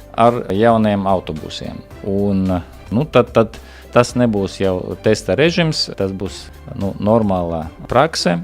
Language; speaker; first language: Latvian; non-native, local second language; Russian